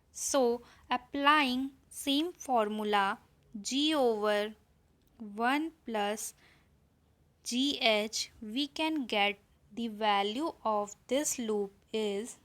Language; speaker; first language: English; non-native, local second language; Hindi